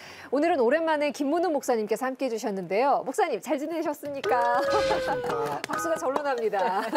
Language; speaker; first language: Korean; native; Korean